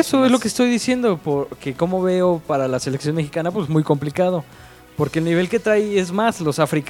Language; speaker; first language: Spanish; native; Spanish